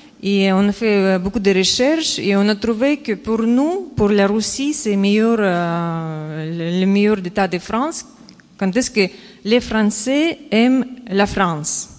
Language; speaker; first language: French; non-native, learner; Russian